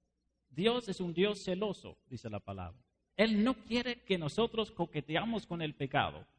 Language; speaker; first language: Spanish; non-native, fluent; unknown